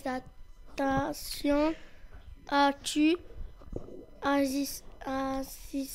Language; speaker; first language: French; native; French